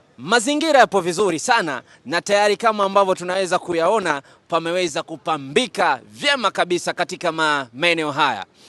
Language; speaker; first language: Swahili; native; Swahili